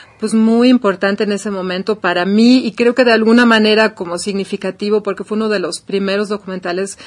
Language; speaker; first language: Spanish; non-native, fluent; German